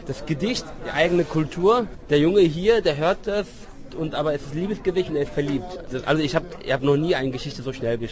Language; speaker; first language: German; early bilingual, other home language; Turkish